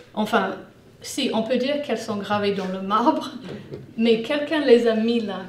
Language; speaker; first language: French; non-native, fluent; English